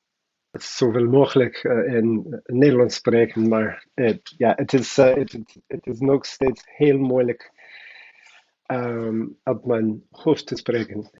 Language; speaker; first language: Dutch; non-native, learner; English